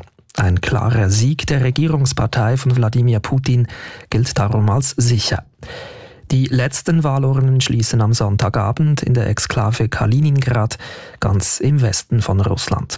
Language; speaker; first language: German; native; German